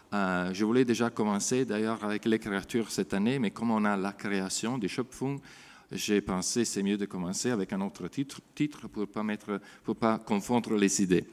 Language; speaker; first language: French; non-native, fluent; Italian